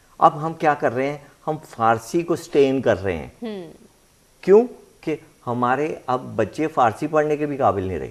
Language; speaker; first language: Urdu; non-native, local second language; Punjabi